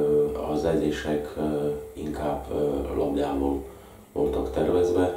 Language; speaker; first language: Hungarian; non-native, fluent; Slovak